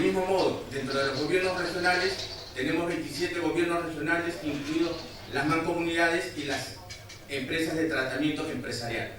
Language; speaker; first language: Spanish; native; Spanish